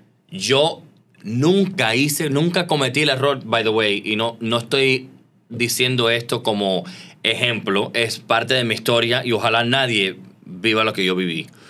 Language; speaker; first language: Spanish; native; Spanish